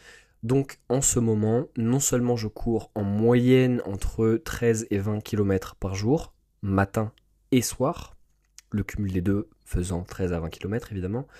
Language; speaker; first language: French; native; French